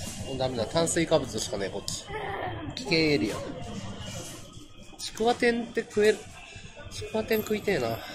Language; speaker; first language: Japanese; native; Japanese